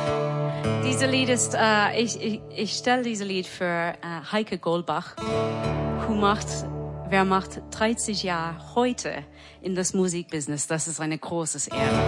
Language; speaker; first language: German; non-native, learner; English